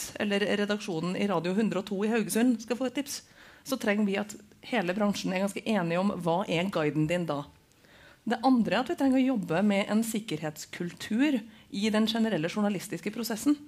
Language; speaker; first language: Norwegian; native; Norwegian